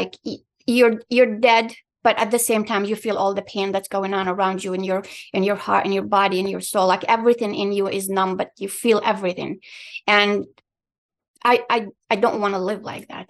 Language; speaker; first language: English; non-native, fluent; Arabic